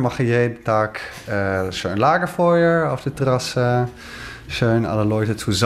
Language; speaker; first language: German; non-native, fluent; Dutch